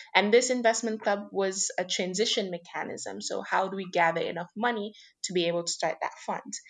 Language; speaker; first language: English; non-native, fluent; French